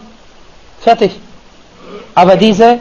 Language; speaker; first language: German; non-native, fluent; Arabic